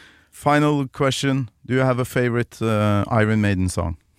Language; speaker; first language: English; non-native, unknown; Norwegian